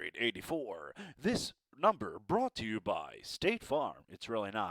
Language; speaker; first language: English; native; English